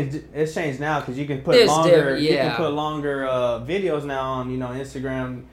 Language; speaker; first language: English; native; English